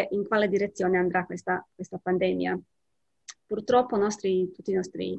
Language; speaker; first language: Italian; non-native, fluent; Bosnian